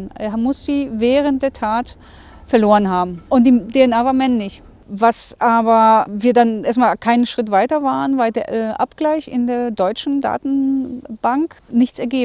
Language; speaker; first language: German; native; German